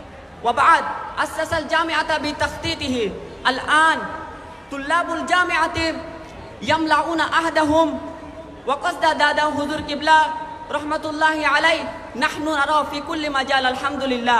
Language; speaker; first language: Arabic; non-native, learner; Bangla